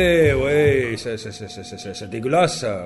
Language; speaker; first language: French; non-native, learner; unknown